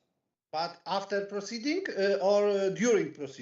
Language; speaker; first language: English; non-native, learner; Polish